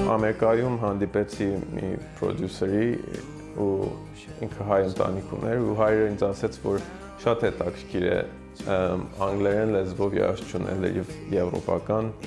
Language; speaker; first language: Armenian; early bilingual, heritage; Armenian